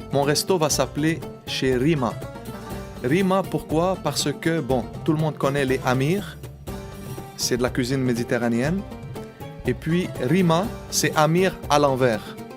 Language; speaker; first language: French; early bilingual, other home language; Arabic